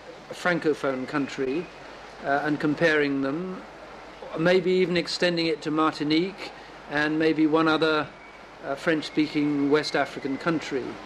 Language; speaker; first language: English; native; English